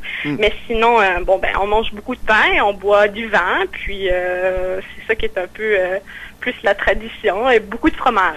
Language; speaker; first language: French; native; French